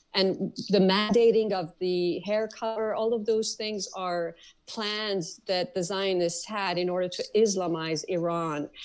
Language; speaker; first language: English; early bilingual, other home language; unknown